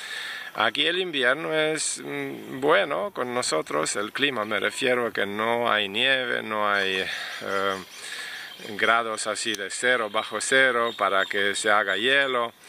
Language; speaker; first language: Spanish; non-native, fluent; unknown